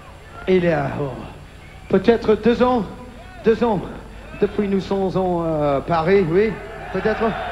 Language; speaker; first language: French; non-native, learner; English